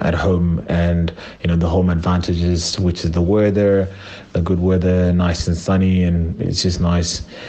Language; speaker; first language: English; non-native, local second language; Shona